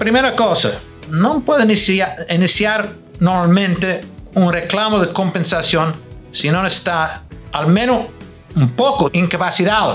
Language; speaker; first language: Spanish; non-native, fluent; English